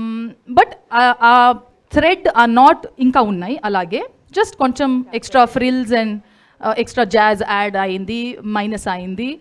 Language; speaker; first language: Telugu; non-native, local second language; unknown